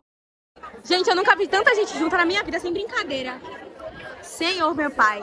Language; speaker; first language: Portuguese; native; Portuguese